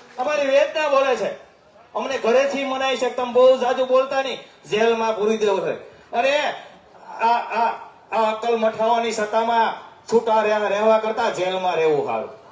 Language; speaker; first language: Gujarati; native; Gujarati